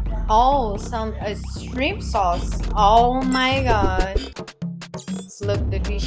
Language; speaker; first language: English; non-native, learner; Portuguese